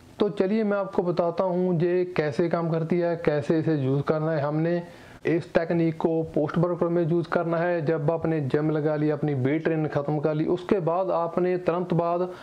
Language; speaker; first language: Hindi; non-native, local second language; Punjabi